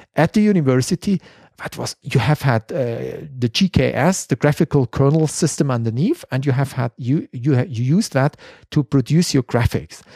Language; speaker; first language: English; non-native, fluent; German